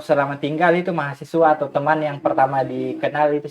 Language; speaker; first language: Indonesian; native; Indonesian